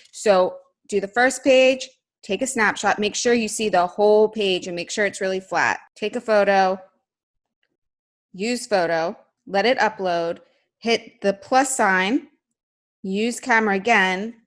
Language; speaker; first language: English; native; English